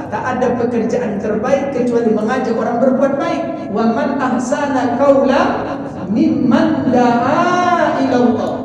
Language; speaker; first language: Indonesian; non-native, local second language; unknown